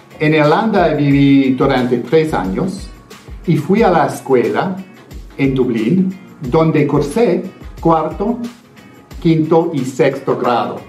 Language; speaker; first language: Spanish; non-native, fluent; English